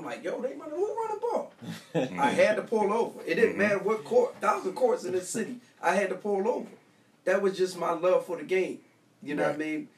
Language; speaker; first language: English; native; English